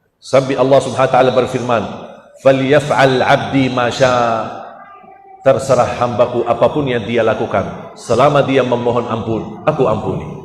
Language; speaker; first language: Malay; non-native, fluent; Arabic